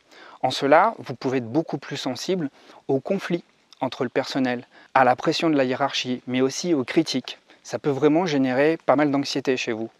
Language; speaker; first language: French; native; French